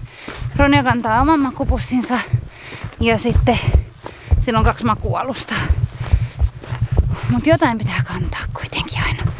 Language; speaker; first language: Finnish; native; Finnish